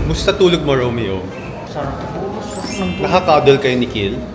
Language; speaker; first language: Filipino; native; Filipino